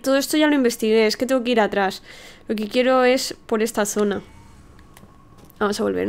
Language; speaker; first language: Spanish; native; Spanish